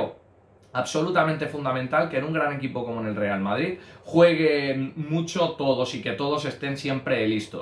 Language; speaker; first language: Spanish; native; Spanish